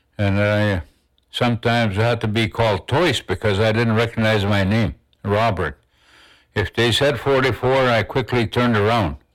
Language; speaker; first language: English; non-native, local second language; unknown